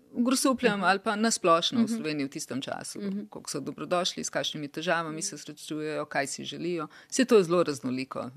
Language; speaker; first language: Slovenian; early bilingual, other home language; Bosnian